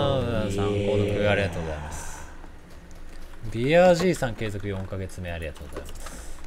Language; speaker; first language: Japanese; native; Japanese